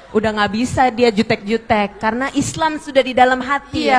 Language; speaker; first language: Indonesian; native; Indonesian